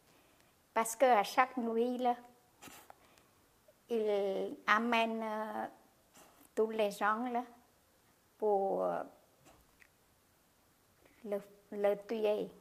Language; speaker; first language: French; non-native, learner; Khmer